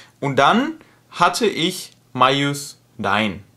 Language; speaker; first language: German; native; German